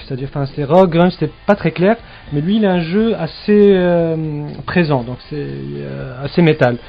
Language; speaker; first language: French; non-native, local second language; Arabic